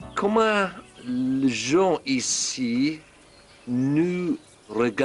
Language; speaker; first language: French; non-native, learner; English